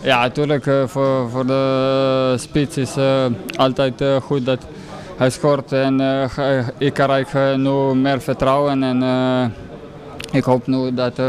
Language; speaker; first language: Dutch; non-native, learner; Slovenian